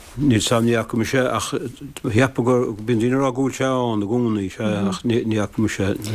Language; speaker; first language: Irish; native; Irish